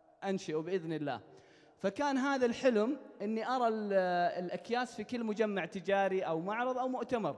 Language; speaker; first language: Arabic; native; Arabic